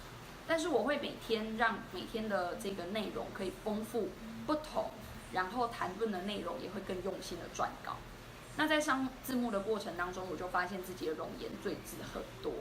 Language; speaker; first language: Chinese; native; Chinese